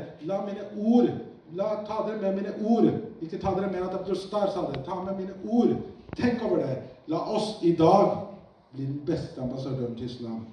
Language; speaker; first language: Norwegian; early bilingual, other home language; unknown